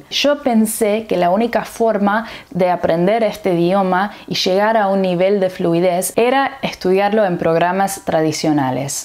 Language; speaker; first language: Spanish; early bilingual, heritage; English